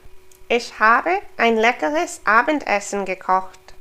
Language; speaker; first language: German; non-native, fluent; English